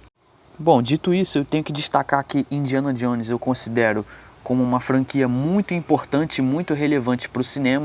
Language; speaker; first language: Portuguese; native; Portuguese